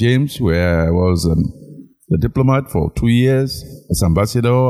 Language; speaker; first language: English; non-native, local second language; Krio